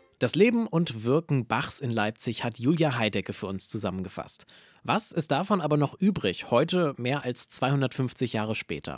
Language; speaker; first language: German; native; German